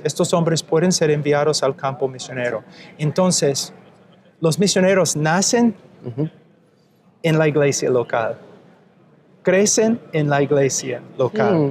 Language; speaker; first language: Spanish; non-native, fluent; English